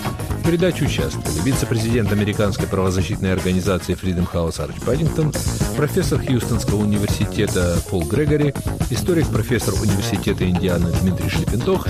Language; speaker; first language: Russian; native; Russian